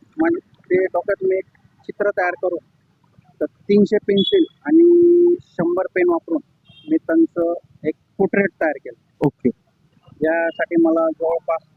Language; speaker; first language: Marathi; native; Marathi